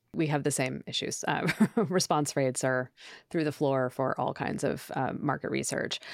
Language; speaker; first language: English; native; English